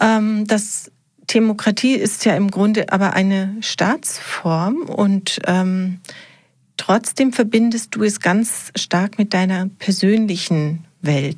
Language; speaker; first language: German; native; German